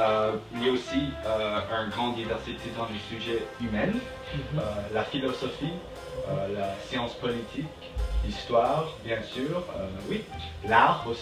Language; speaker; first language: French; non-native, learner; English